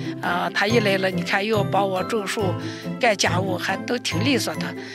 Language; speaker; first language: Chinese; native; Chinese